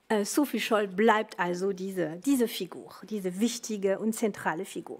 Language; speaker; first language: German; non-native, fluent; French